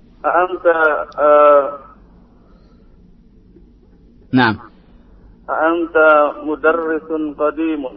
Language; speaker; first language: Arabic; non-native, learner; Indonesian